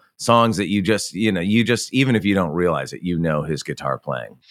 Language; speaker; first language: English; native; English